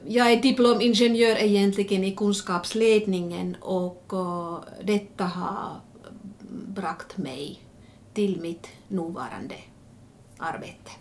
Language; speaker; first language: Swedish; non-native, local second language; Finnish